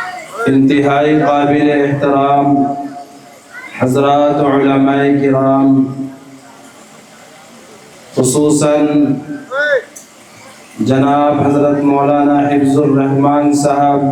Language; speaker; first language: Urdu; native; Urdu